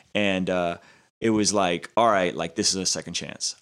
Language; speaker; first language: English; early bilingual, other home language; Russian